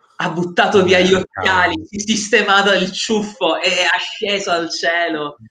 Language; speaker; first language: Italian; native; Italian